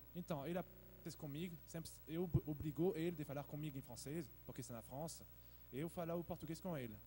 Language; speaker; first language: Portuguese; non-native, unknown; French